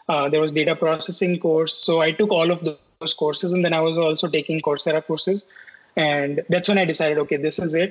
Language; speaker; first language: English; non-native, local second language; Hindi